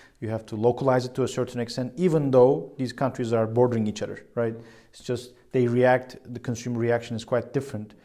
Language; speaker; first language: English; non-native, fluent; Turkish